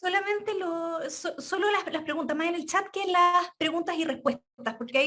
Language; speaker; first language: Spanish; native; Spanish